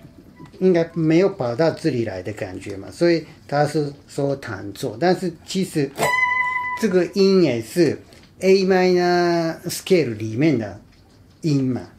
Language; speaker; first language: Chinese; non-native, fluent; Japanese